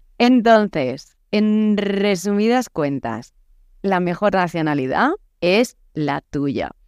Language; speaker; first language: Spanish; native; Spanish